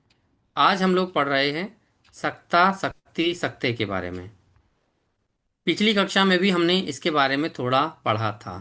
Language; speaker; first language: Hindi; native; Hindi